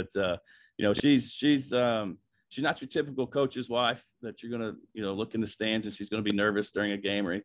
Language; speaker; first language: English; native; English